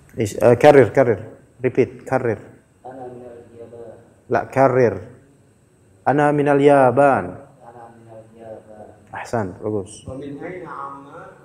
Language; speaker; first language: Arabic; non-native, fluent; Indonesian